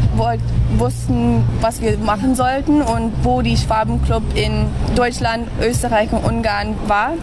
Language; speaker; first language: German; early bilingual, heritage; English